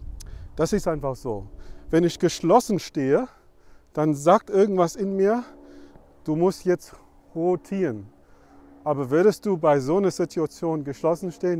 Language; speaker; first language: German; non-native, fluent; English